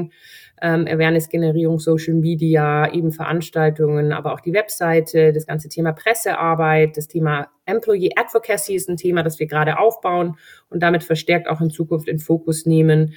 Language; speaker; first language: German; native; German